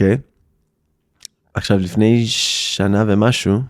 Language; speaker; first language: Hebrew; early bilingual, heritage; English